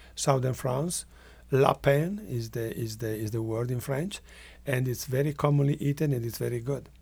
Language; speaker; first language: English; non-native, fluent; Italian